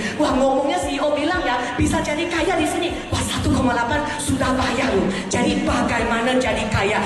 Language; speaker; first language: Malay; non-native, local second language; Chinese